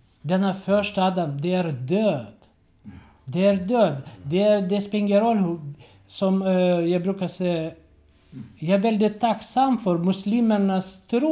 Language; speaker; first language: Swedish; non-native, learner; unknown